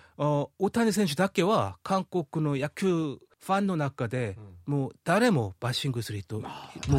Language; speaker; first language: Japanese; non-native, fluent; Korean